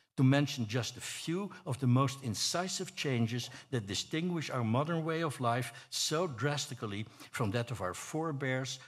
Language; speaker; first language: English; non-native, fluent; Dutch